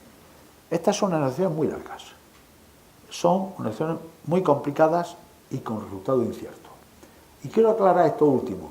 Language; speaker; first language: Spanish; native; Spanish